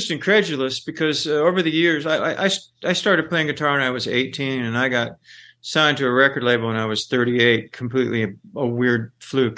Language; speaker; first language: English; native; English